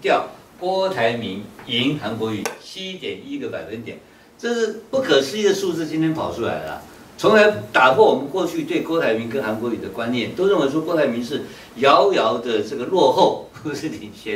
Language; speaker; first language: Chinese; native; Chinese